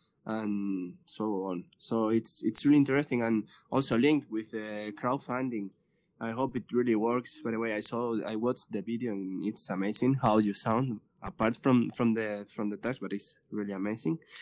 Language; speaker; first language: English; non-native, fluent; Spanish